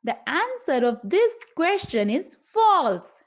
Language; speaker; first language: English; non-native, local second language; Punjabi